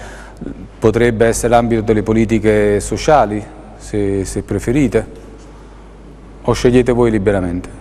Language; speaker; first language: Italian; native; Italian